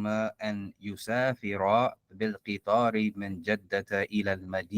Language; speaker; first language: Arabic; non-native, learner; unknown